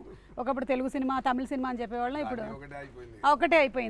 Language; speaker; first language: Telugu; native; Telugu